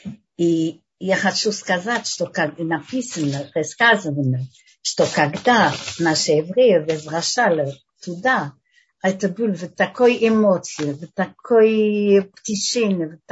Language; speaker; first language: Russian; early bilingual, heritage; Russian